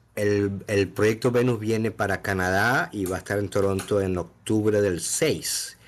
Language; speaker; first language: Spanish; native; Spanish